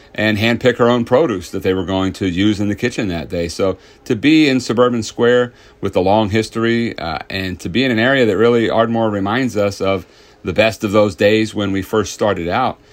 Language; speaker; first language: English; native; English